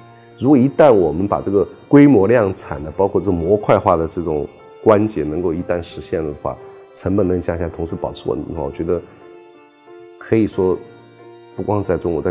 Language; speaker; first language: Chinese; native; Chinese